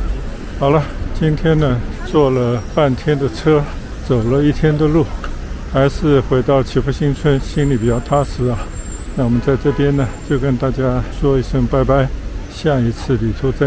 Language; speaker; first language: Chinese; native; Chinese